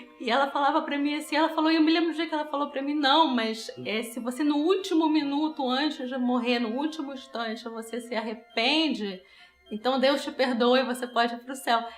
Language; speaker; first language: Portuguese; early bilingual, other home language; Spanish